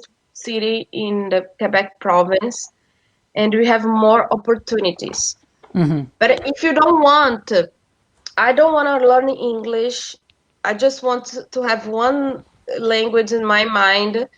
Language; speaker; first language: English; non-native, fluent; Portuguese